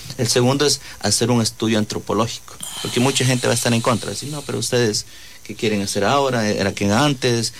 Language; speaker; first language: Spanish; non-native, local second language; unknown